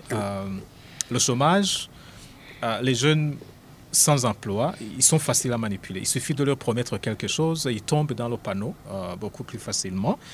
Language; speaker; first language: French; non-native, local second language; Rundi